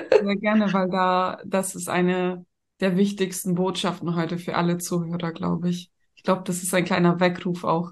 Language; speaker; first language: German; native; German